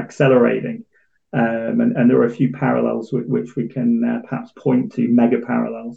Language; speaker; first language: English; native; English